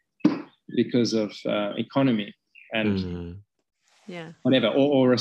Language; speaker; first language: English; native; English